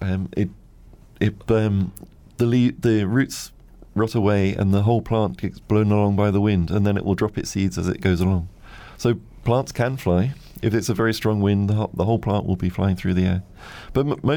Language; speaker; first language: English; native; English